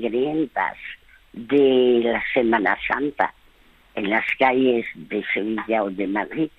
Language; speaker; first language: Spanish; early bilingual, other home language; French